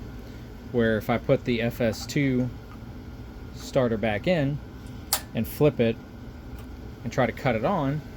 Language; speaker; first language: English; native; English